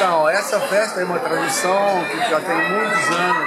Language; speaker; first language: Portuguese; non-native, fluent; German